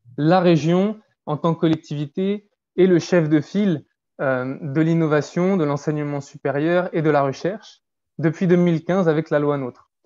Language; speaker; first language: French; native; French